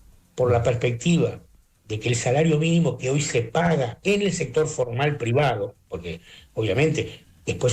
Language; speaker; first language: Spanish; native; Spanish